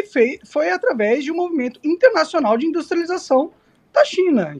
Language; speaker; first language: Portuguese; native; Portuguese